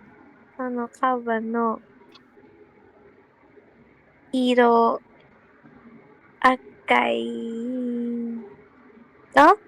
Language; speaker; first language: Japanese; non-native, learner; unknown